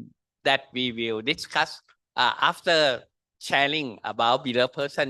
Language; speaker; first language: English; non-native, learner; Thai